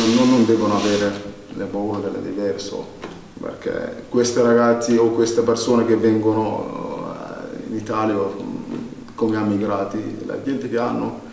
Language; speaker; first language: Italian; non-native, fluent; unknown